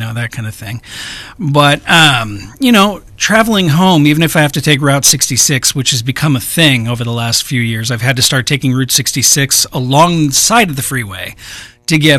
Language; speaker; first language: English; native; English